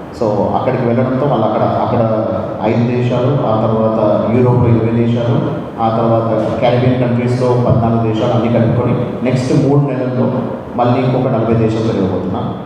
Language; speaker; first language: Telugu; native; Telugu